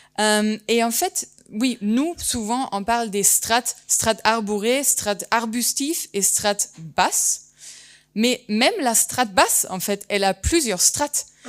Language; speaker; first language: French; non-native, fluent; German